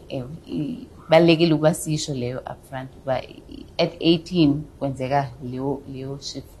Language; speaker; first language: Xhosa; non-native, local second language; Zulu